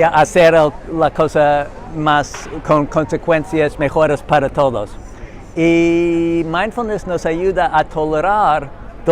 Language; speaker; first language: Spanish; non-native, learner; English